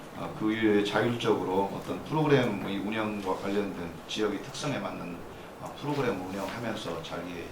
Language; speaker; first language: Korean; native; Korean